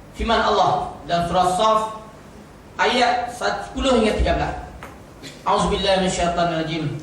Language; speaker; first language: Malay; native; Malay